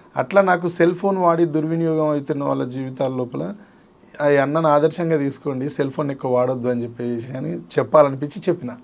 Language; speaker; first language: Telugu; native; Telugu